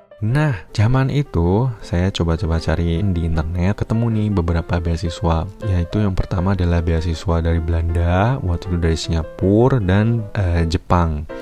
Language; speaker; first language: Indonesian; native; Indonesian